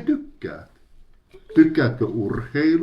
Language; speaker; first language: Finnish; native; Finnish